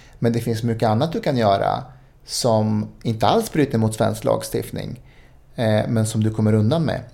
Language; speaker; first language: Swedish; early bilingual, other home language; Spanish